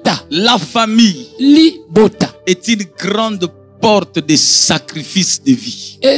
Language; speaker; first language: French; non-native, local second language; Lingala